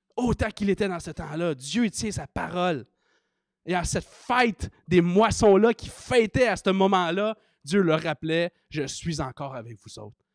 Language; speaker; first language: French; native; French